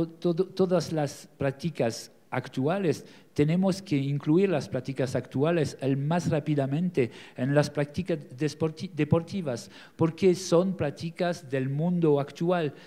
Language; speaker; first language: Spanish; non-native, learner; French